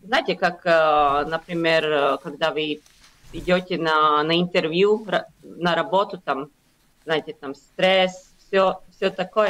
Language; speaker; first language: Russian; non-native, local second language; Latvian